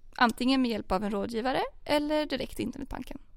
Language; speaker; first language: Swedish; native; Swedish